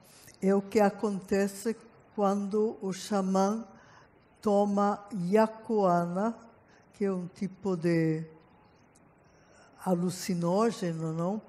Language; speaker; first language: Portuguese; non-native, fluent; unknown